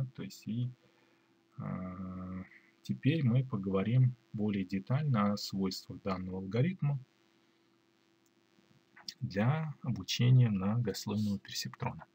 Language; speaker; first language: Russian; native; Russian